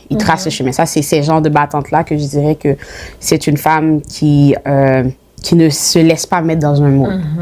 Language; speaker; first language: French; early bilingual, other home language; Haitian Creole